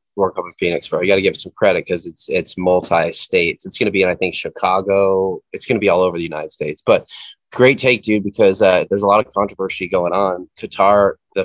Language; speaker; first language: English; native; English